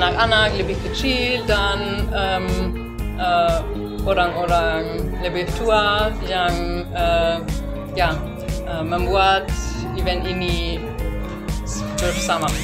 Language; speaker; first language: Indonesian; non-native, learner; German